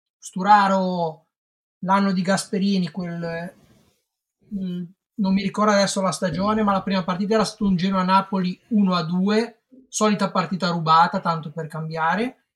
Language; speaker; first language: Italian; native; Italian